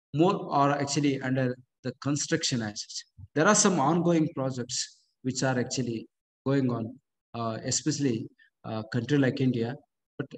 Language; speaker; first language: English; non-native, local second language; Kannada